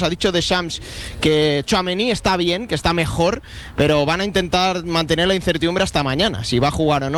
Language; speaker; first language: Spanish; native; Spanish